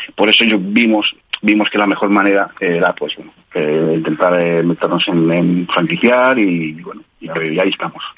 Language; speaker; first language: Spanish; native; Spanish